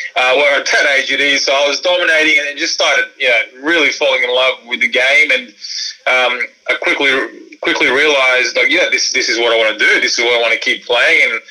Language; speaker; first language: English; early bilingual, other home language; Croatian